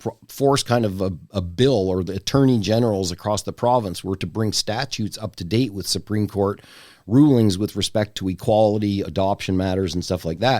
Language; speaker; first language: English; native; English